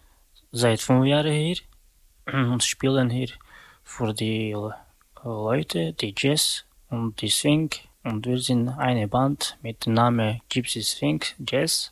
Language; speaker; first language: German; non-native, learner; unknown